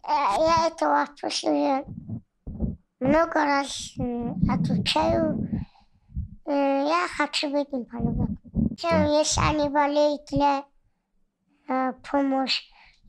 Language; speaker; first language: Russian; non-native, local second language; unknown